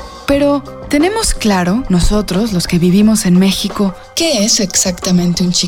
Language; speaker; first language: Spanish; native; Spanish